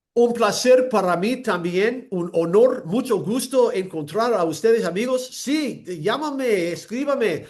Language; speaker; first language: Spanish; non-native, learner; English